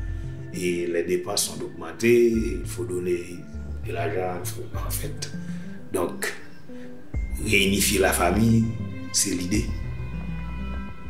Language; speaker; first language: French; non-native, local second language; Haitian Creole